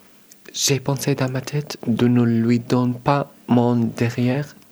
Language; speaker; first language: French; non-native, learner; Arabic